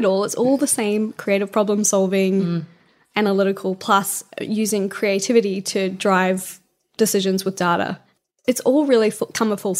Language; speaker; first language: English; native; English